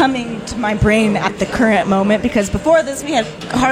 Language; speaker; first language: English; native; English